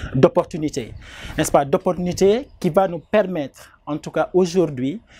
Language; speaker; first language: French; non-native, local second language; Wolof